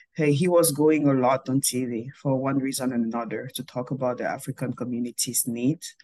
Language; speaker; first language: English; non-native, local second language; French